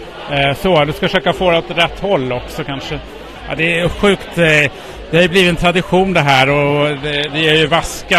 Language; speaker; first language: Swedish; native; Swedish